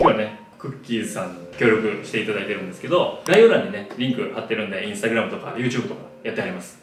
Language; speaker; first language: Japanese; native; Japanese